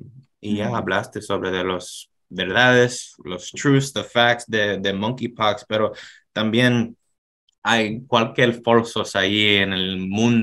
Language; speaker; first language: Spanish; non-native, learner; English